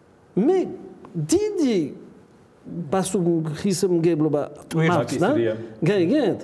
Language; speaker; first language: Georgian; non-native, learner; French